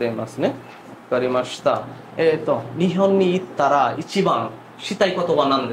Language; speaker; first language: Japanese; non-native, fluent; Bangla